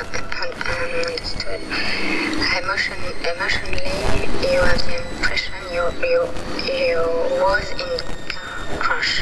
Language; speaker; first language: English; non-native, fluent; French